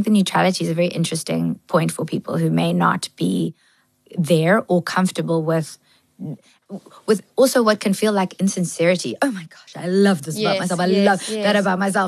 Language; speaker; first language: English; native; English